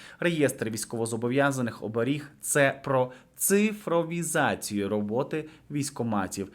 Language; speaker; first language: Ukrainian; native; Ukrainian